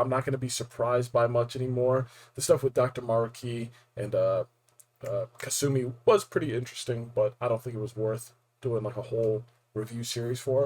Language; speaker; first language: English; native; English